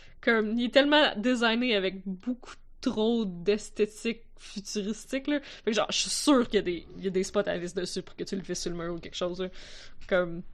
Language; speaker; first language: French; native; French